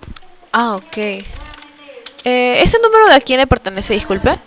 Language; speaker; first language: Spanish; native; Spanish